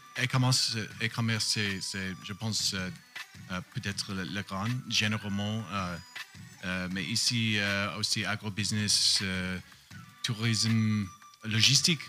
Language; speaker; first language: French; non-native, learner; English